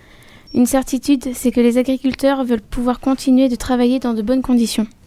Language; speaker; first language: French; native; French